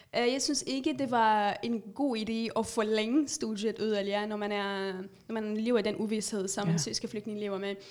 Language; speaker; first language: Danish; non-native, fluent; Arabic